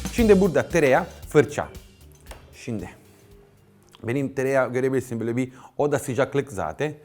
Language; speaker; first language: Turkish; non-native, fluent; Italian